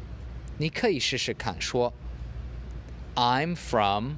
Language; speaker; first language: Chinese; non-native, learner; English